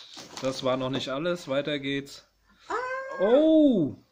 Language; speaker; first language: German; native; German